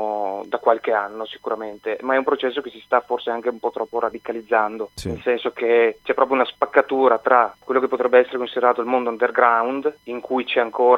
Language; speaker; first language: Italian; native; Italian